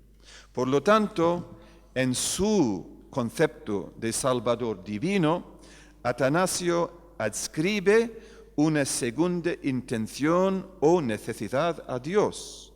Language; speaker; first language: Spanish; non-native, fluent; English